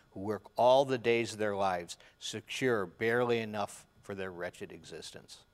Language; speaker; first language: English; native; English